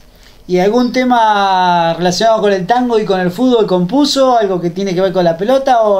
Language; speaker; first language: Spanish; native; Spanish